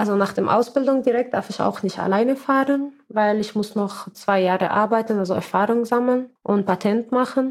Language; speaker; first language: German; non-native, learner; Arabic